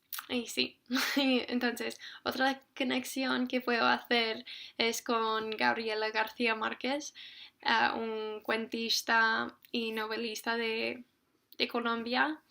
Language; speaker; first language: Spanish; non-native, fluent; English